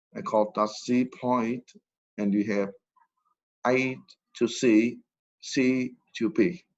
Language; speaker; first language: English; non-native, fluent; Vietnamese